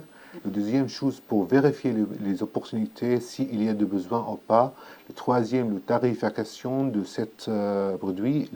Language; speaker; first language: French; non-native, learner; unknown